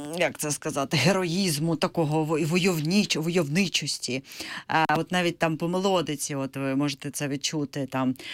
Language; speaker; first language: Ukrainian; non-native, local second language; Crimean Tatar